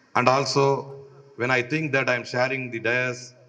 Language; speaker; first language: English; non-native, local second language; Tamil